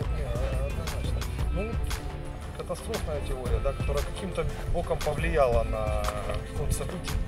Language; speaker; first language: Russian; native; Russian